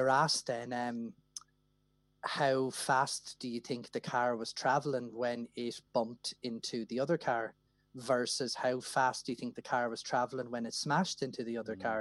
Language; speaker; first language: English; native; English